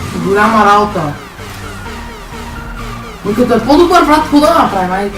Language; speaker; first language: Bulgarian; native; Bulgarian